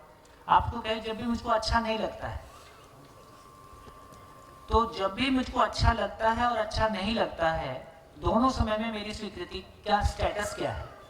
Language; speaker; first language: Hindi; native; Hindi